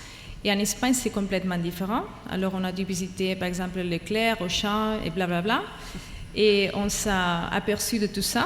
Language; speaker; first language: French; non-native, fluent; Catalan